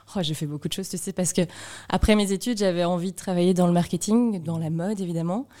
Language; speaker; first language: French; native; French